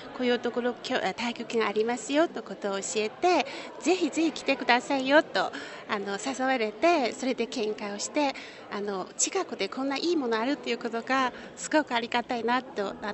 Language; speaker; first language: Japanese; non-native, fluent; Chinese